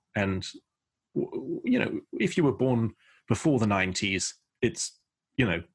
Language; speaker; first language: English; native; English